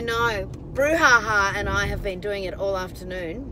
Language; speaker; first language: English; native; English